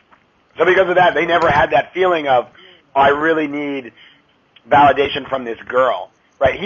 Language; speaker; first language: English; native; English